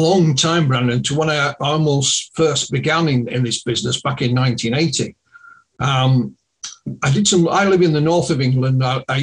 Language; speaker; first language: English; native; English